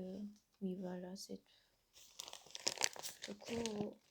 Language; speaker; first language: French; non-native, learner; Korean